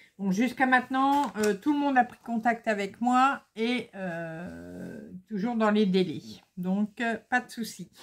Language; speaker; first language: French; native; French